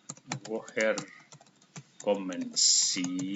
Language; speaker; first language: German; non-native, fluent; Indonesian